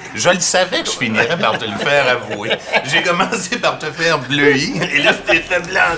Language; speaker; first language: French; native; French